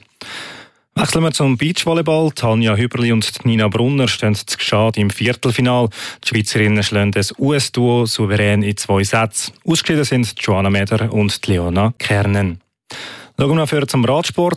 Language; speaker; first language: German; native; German